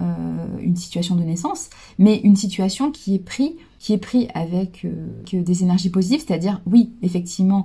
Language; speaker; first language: French; native; French